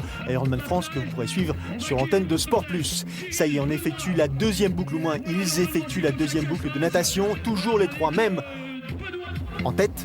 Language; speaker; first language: French; native; French